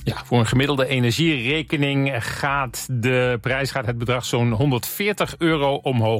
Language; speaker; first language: Dutch; native; Dutch